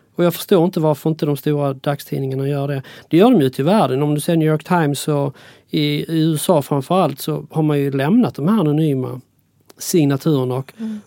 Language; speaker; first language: Swedish; native; Swedish